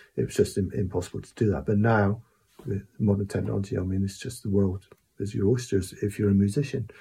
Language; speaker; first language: English; native; English